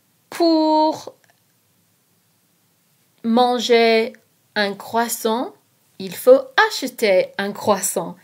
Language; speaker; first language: French; non-native, fluent; English